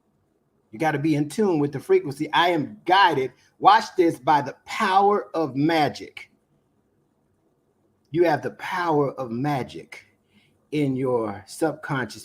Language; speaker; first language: English; native; English